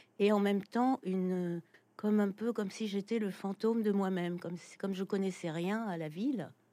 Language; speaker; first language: French; native; French